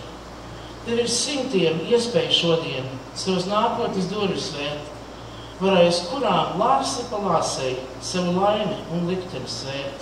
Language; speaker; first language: Latvian; early bilingual, heritage; Latvian